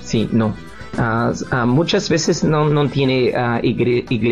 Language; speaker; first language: Spanish; non-native, learner; Portuguese